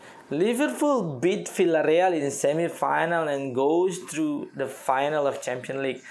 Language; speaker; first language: English; non-native, fluent; Indonesian